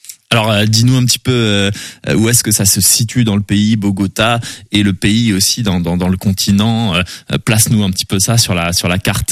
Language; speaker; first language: French; native; French